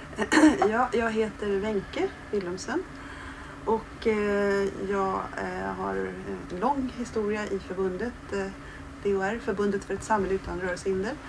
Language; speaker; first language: Swedish; native; Swedish